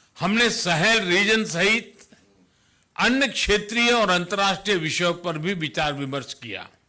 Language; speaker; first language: Hindi; non-native, local second language; Gujarati